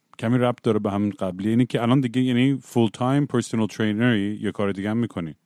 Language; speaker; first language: Persian; native; Persian